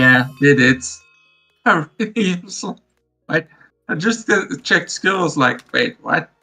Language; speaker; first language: English; non-native, fluent; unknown